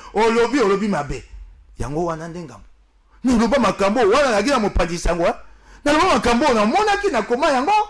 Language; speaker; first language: Lingala; native; Lingala